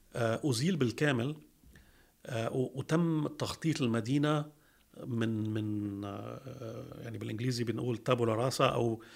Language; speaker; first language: Arabic; early bilingual, heritage; Arabic